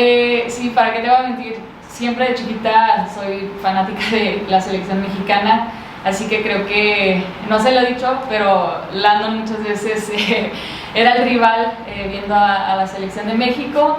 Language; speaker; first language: Spanish; early bilingual, heritage; Spanish